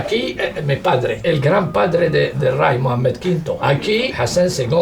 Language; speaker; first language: Spanish; non-native, learner; Arabic